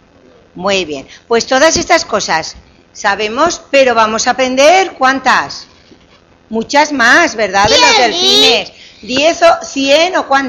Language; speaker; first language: Spanish; native; Spanish